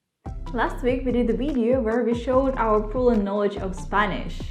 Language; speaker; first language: English; non-native, fluent; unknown